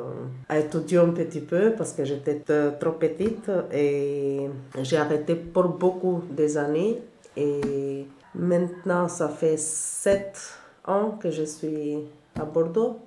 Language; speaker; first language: French; non-native, learner; Albanian